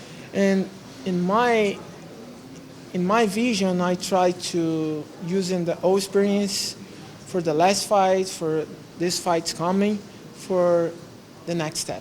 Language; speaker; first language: English; non-native, learner; Portuguese